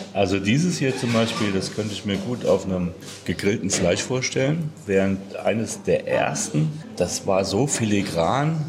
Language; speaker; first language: German; native; German